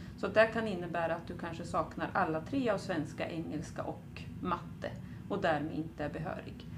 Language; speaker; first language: Swedish; native; Swedish